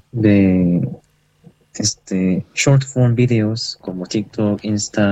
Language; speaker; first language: Spanish; non-native, learner; Korean